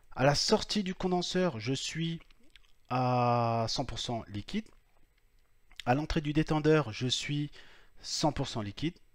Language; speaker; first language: French; native; French